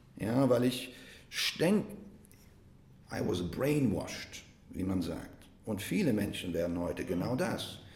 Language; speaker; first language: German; non-native, fluent; Russian